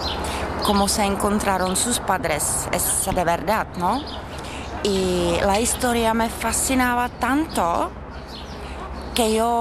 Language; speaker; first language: Spanish; non-native, learner; Czech